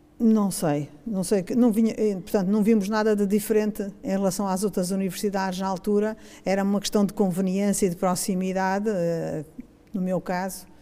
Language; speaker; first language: Portuguese; native; Portuguese